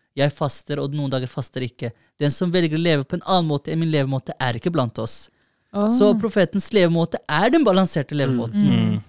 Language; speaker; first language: Norwegian; early bilingual, other home language; Somali